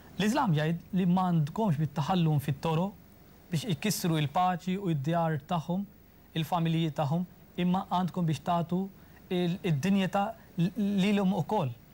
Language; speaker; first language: Maltese; non-native, fluent; Urdu